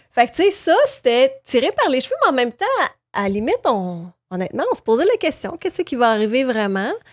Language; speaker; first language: French; native; French